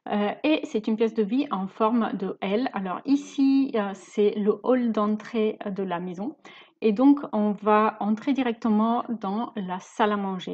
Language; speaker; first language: French; native; French